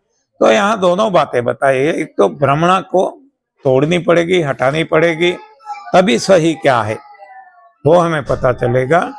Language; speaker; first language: Hindi; non-native, local second language; Gujarati